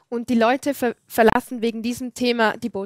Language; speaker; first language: German; non-native, fluent; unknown